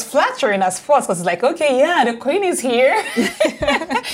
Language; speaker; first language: English; non-native, local second language; Igbo